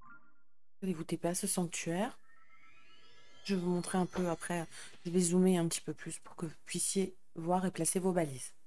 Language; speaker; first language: French; native; French